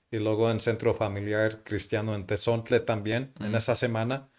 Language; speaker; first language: Spanish; non-native, fluent; English